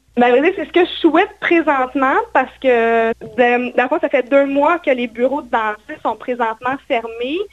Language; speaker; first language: French; native; French